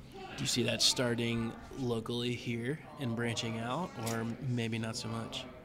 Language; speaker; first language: English; native; English